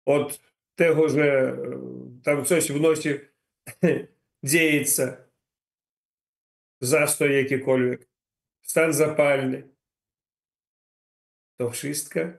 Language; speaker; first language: Polish; non-native, learner; Ukrainian